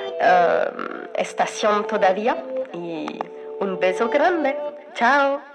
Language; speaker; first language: Spanish; non-native, fluent; French